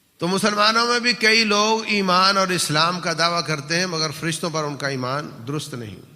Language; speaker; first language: Urdu; non-native, local second language; Punjabi